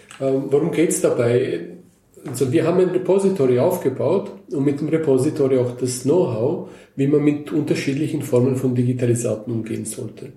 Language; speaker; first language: German; native; German